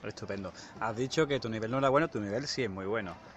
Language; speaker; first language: Spanish; native; Spanish